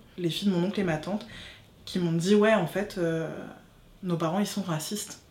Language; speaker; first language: French; native; French